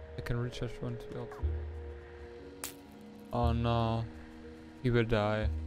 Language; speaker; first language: English; non-native, fluent; German